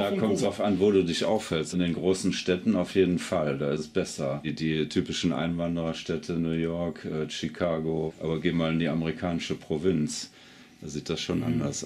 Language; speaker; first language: German; native; German